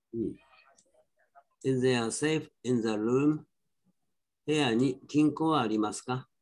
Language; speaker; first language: Japanese; native; Japanese